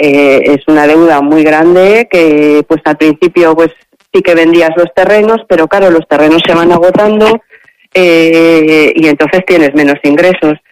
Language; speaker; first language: Spanish; native; Spanish